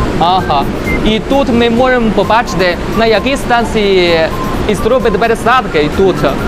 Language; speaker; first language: Ukrainian; non-native, learner; Chinese